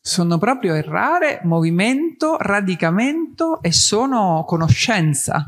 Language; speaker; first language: Italian; native; Italian